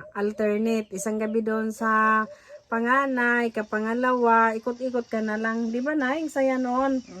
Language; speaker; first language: Filipino; non-native, local second language; Cebuano